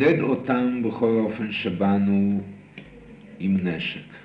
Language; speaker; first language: Hebrew; non-native, fluent; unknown